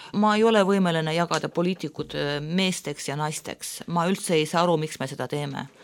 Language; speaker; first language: Estonian; non-native, local second language; Russian